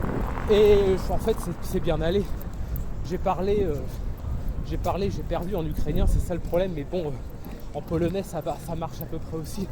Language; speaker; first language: French; native; French